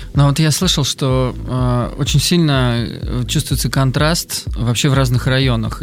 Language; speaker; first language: Russian; native; Russian